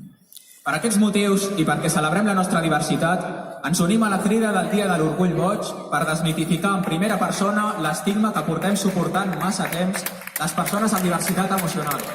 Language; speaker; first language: Catalan; native; Catalan